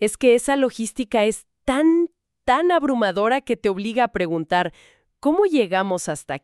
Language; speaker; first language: Spanish; native; Spanish